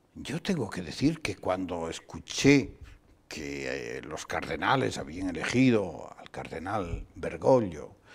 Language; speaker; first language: Spanish; non-native, local second language; Galician